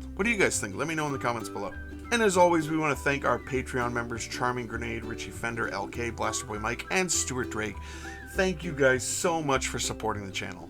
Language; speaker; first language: English; native; English